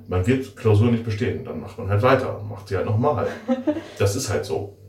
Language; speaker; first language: German; native; German